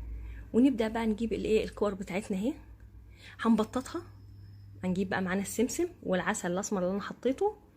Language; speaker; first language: Arabic; native; Arabic